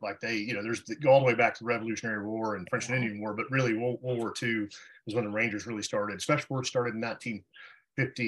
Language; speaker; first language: English; native; English